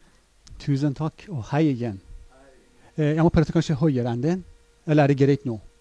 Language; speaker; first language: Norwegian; non-native, fluent; Persian